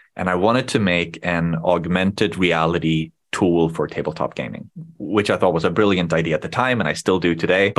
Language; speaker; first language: English; non-native, fluent; Swedish